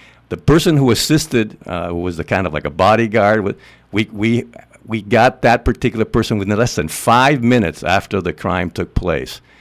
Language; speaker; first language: English; non-native, local second language; Spanish